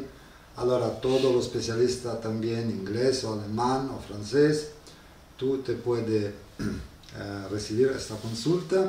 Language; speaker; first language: Spanish; non-native, learner; Italian